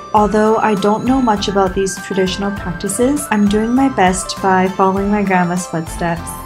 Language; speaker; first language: English; native; English